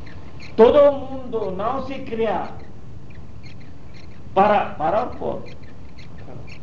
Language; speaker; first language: Portuguese; non-native, learner; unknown